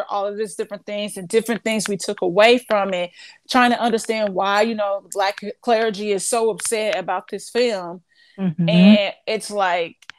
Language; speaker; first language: English; native; English